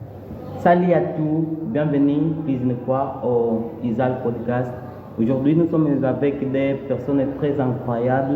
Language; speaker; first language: French; non-native, learner; Portuguese